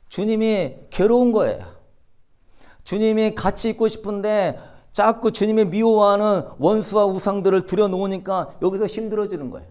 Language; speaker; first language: Korean; native; Korean